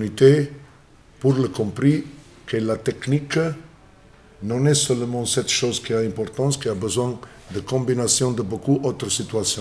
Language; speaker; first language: French; non-native, learner; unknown